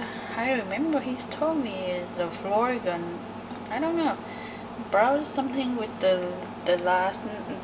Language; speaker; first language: English; non-native, learner; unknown